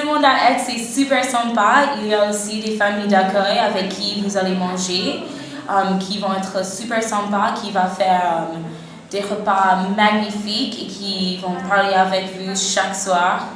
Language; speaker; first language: French; non-native, fluent; English